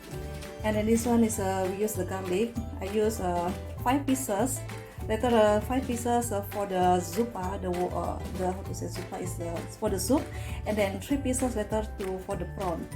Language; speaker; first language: English; non-native, learner; Indonesian